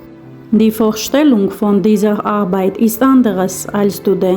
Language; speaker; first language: German; non-native, fluent; Armenian